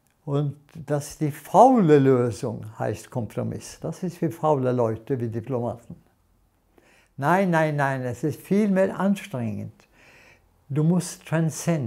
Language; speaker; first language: German; non-native, fluent; Norwegian